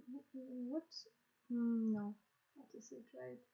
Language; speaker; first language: English; non-native, learner; Russian